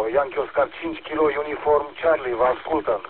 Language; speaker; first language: Romanian; native; Romanian